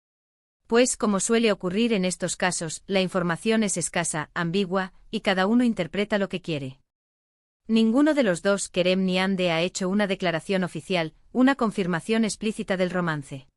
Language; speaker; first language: Spanish; native; Spanish